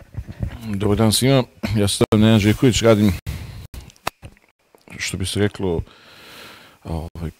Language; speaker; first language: Bosnian; native; Bosnian